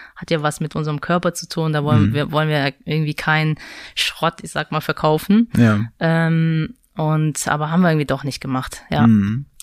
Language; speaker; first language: German; native; German